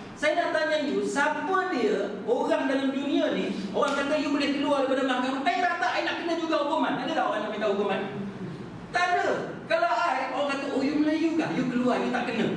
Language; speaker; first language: Malay; native; Malay